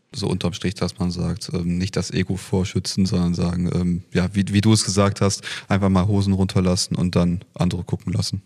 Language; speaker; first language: German; native; German